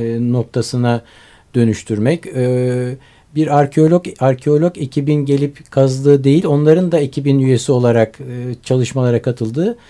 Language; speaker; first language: Turkish; native; Turkish